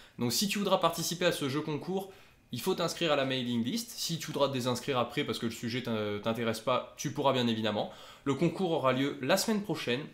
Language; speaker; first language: French; native; French